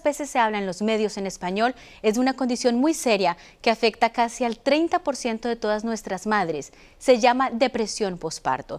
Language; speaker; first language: Spanish; native; Spanish